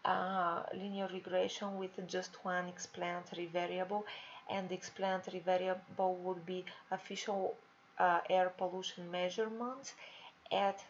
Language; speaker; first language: English; non-native, fluent; Bulgarian